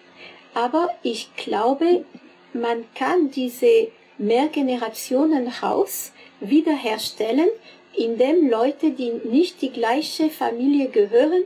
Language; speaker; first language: German; non-native, fluent; French